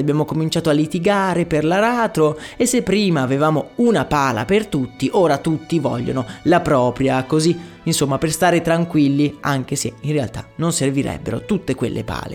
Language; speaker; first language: Italian; native; Italian